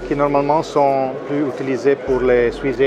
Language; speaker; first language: French; non-native, local second language; Italian